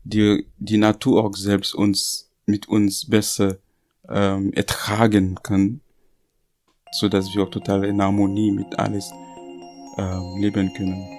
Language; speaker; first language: German; non-native, learner; Haitian Creole